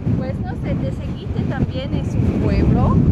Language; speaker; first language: Spanish; non-native, learner; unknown